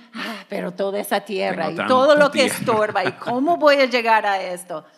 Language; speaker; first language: Spanish; non-native, fluent; English